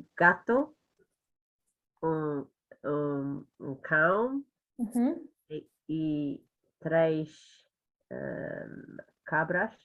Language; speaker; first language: Portuguese; non-native, learner; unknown